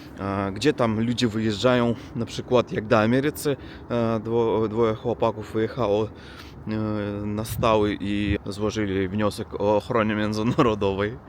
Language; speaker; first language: Polish; non-native, learner; Russian